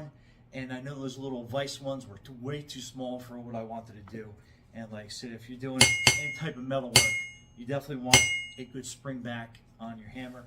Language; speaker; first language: English; native; English